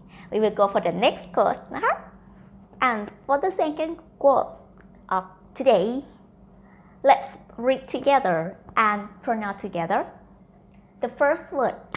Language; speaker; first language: English; non-native, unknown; Thai